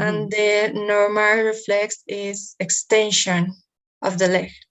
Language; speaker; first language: English; non-native, learner; Spanish